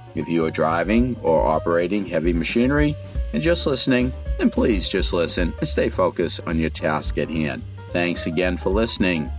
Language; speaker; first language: English; native; English